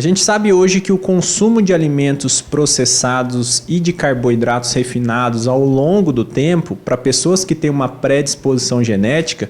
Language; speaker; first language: Portuguese; native; Portuguese